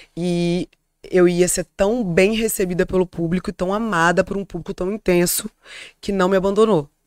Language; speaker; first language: Portuguese; native; Portuguese